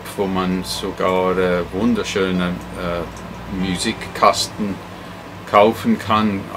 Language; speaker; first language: German; non-native, fluent; English